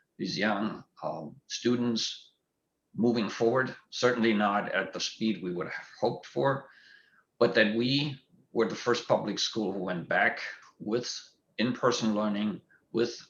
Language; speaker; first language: English; non-native, fluent; German